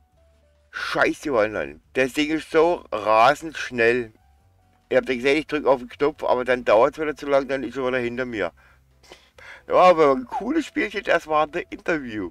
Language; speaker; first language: German; native; German